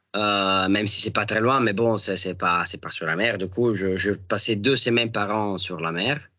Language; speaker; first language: French; non-native, fluent; Italian